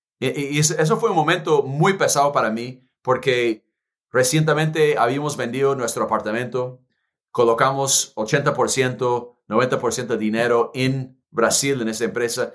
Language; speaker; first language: Spanish; non-native, fluent; English